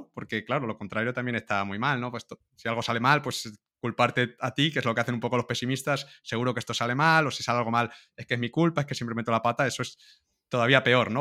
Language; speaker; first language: Spanish; native; Spanish